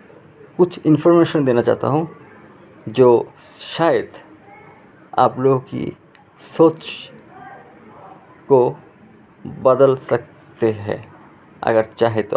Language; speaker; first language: Hindi; non-native, fluent; Bangla